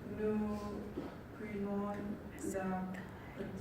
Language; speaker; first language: French; non-native, learner; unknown